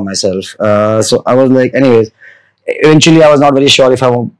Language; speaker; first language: English; non-native, local second language; Gujarati